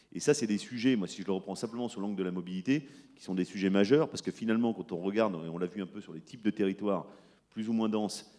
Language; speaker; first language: French; native; French